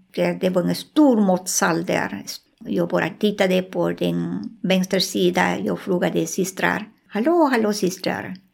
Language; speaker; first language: Swedish; non-native, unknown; Spanish